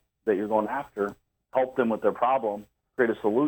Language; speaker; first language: English; native; English